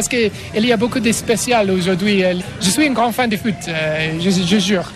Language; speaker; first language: French; non-native, learner; English